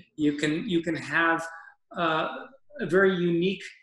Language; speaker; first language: English; native; English